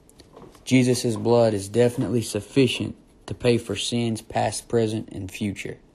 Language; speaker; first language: English; native; English